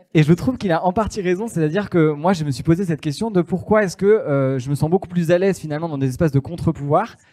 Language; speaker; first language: French; native; French